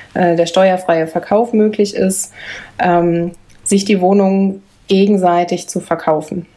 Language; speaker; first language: German; native; German